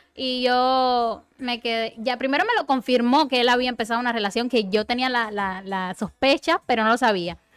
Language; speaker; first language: Spanish; native; Spanish